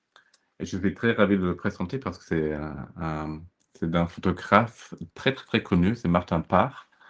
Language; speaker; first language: French; non-native, fluent; German